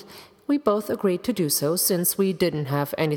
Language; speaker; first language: English; non-native, fluent; German